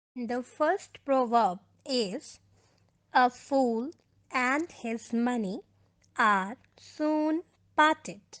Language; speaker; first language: English; non-native, local second language; Punjabi